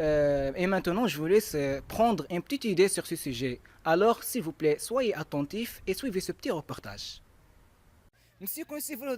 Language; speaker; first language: French; non-native, learner; Arabic